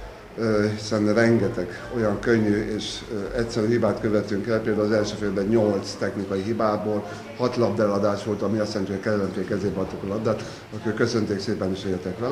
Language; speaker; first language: Hungarian; native; Hungarian